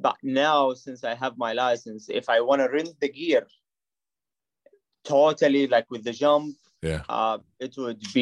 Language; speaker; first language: English; non-native, fluent; Arabic